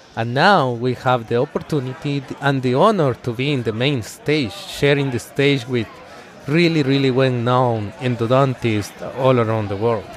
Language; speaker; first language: English; non-native, fluent; Spanish